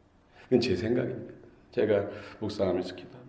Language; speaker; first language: Korean; native; Korean